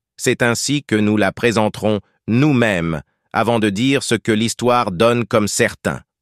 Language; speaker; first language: French; native; French